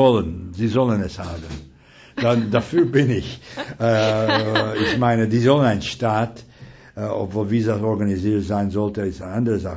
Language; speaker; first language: German; non-native, fluent; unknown